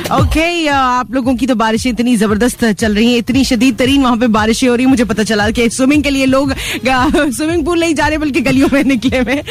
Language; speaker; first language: Urdu; native; Urdu